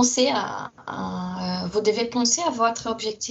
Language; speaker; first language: French; non-native, fluent; Portuguese